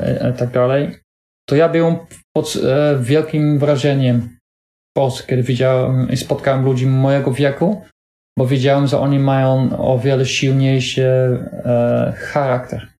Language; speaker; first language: Polish; non-native, learner; Dutch